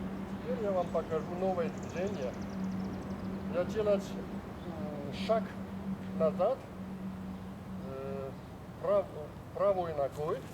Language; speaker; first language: Russian; non-native, learner; Chinese